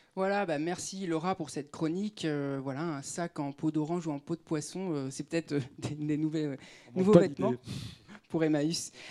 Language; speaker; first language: French; native; French